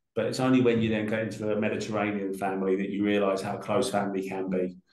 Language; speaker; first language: English; native; English